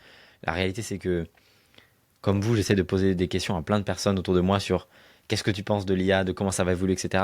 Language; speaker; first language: French; native; French